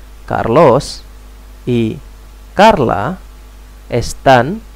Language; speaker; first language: Spanish; non-native, fluent; Indonesian